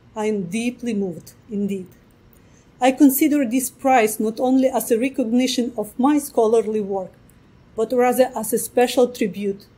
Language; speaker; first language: English; non-native, fluent; Ukrainian